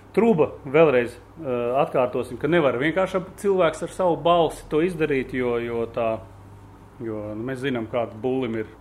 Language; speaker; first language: Latvian; native; Latvian